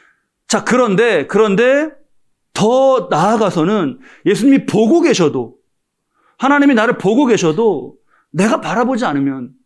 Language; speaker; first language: Korean; native; Korean